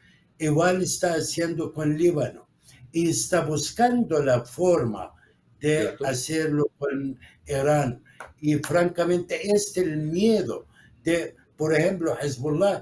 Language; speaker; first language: Spanish; non-native, fluent; Arabic